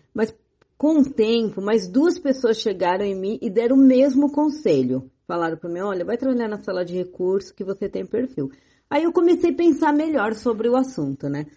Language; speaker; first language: Portuguese; native; Portuguese